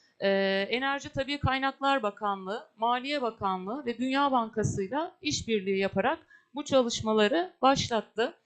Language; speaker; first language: Turkish; native; Turkish